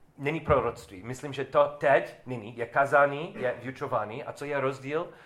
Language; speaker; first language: Czech; non-native, learner; English